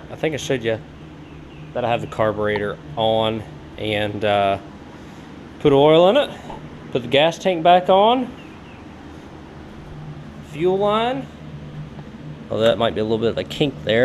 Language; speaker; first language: English; native; English